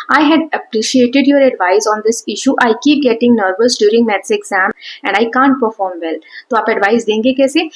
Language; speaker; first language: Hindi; native; Hindi